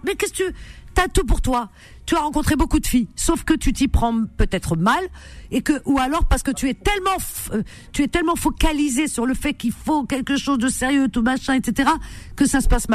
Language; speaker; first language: French; native; French